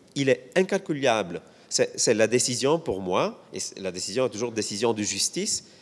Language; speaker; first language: French; non-native, fluent; Bulgarian